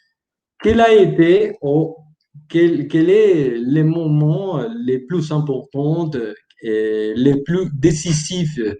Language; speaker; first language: French; non-native, learner; Spanish